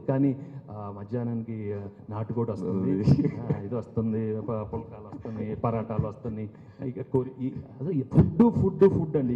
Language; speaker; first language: Telugu; native; Telugu